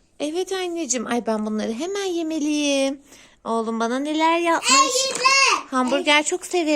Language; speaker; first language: Turkish; native; Turkish